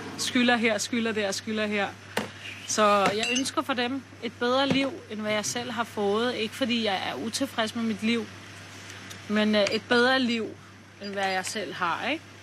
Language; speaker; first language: Danish; early bilingual, other home language; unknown